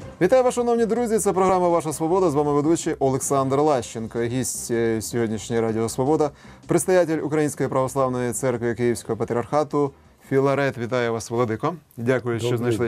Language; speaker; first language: Ukrainian; native; Ukrainian